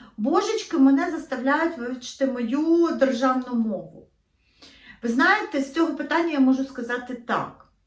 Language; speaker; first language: Ukrainian; native; Ukrainian